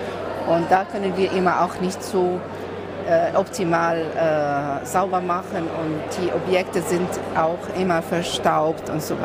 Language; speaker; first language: German; non-native, fluent; Arabic